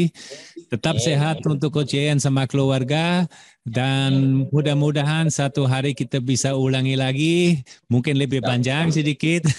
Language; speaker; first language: Indonesian; non-native, fluent; German